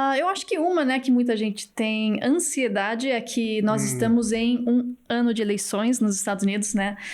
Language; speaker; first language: Portuguese; early bilingual, heritage; Portuguese